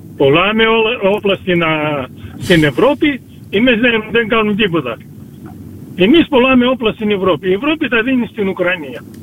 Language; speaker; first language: Greek; early bilingual, heritage; Greek